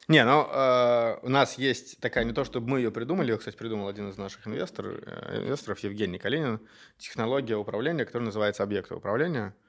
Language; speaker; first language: Russian; native; Russian